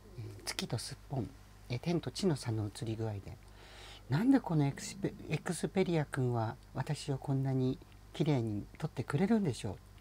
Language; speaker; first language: Japanese; native; Japanese